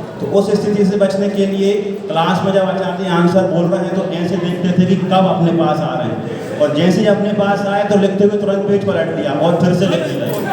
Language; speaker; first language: Hindi; native; Hindi